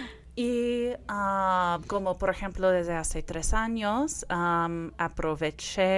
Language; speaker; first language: Spanish; non-native, fluent; English